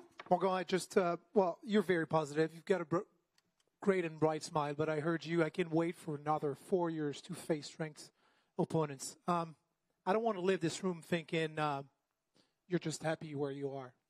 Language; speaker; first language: English; non-native, fluent; French